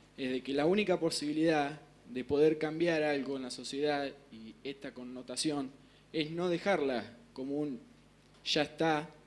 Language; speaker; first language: Spanish; native; Spanish